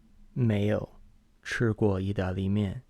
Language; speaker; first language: Chinese; non-native, fluent; English